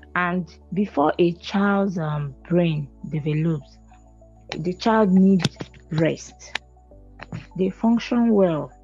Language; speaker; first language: English; non-native, local second language; Igbo